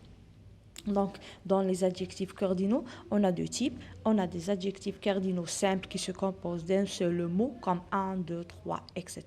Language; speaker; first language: French; non-native, local second language; Arabic